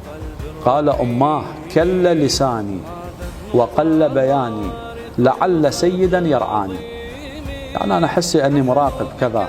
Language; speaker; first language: Arabic; native; Arabic